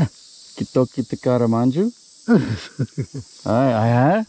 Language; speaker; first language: Japanese; non-native, learner; English